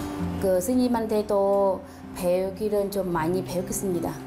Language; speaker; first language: Korean; non-native, local second language; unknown